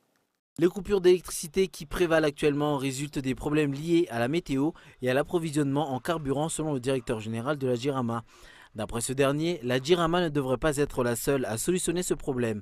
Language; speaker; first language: French; non-native, local second language; Malagasy